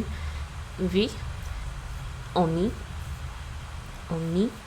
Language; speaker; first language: Russian; non-native, learner; English